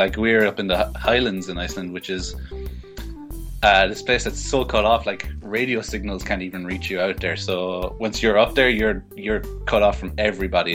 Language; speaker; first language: English; native; English